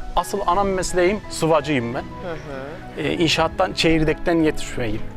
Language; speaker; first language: Turkish; native; Turkish